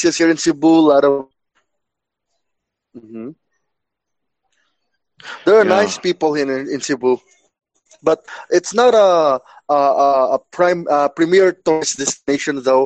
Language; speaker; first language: English; non-native, local second language; Cebuano